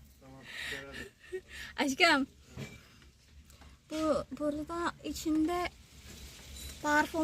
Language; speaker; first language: Turkish; non-native, learner; Indonesian